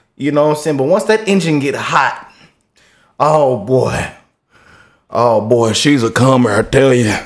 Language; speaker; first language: English; native; English